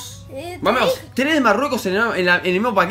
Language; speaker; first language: Spanish; native; Spanish